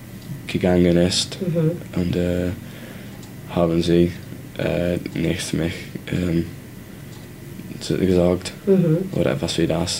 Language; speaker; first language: German; non-native, learner; English